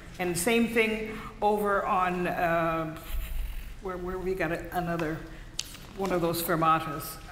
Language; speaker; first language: English; native; English